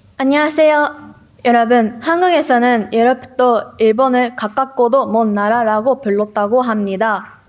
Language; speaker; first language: Korean; non-native, learner; Japanese